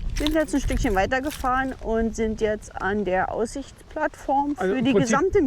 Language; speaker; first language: German; native; German